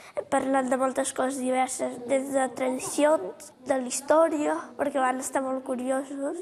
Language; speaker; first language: Catalan; early bilingual, other home language; Romanian